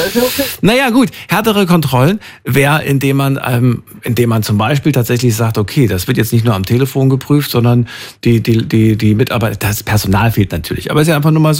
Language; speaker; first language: German; native; German